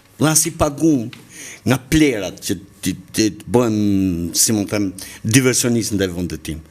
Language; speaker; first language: Albanian; native; Albanian